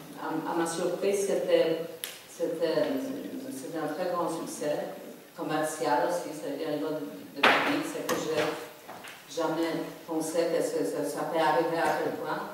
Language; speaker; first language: French; non-native, fluent; Polish